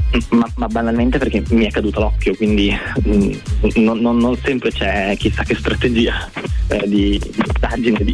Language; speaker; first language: Italian; native; Italian